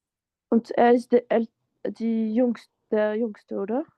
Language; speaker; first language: German; non-native, fluent; French